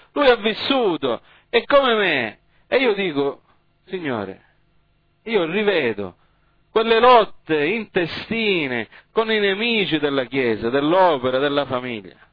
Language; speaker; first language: Italian; early bilingual, heritage; English